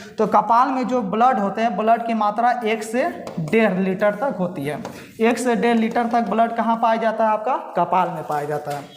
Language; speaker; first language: Hindi; native; Hindi